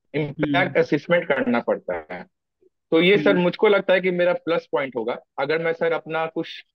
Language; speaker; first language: Hindi; native; Hindi